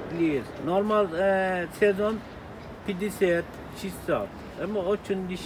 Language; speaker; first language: Russian; non-native, learner; Turkish